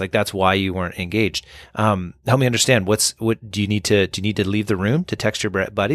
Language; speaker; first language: English; native; English